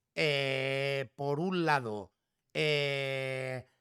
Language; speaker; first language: Spanish; native; Spanish